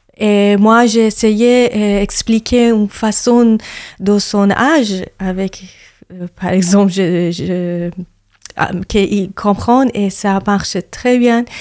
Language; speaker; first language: French; non-native, learner; Persian